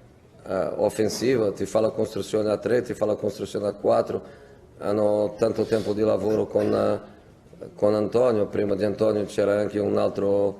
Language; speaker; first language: Italian; non-native, fluent; Portuguese